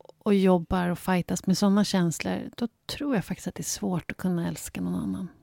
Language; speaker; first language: Swedish; native; Swedish